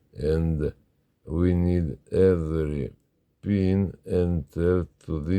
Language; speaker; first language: English; non-native, learner; Russian